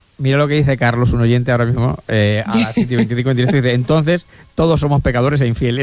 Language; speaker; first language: Spanish; native; Spanish